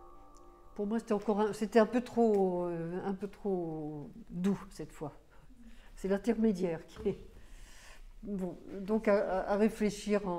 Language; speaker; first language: French; native; French